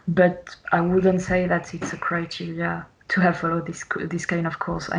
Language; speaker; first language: English; non-native, fluent; French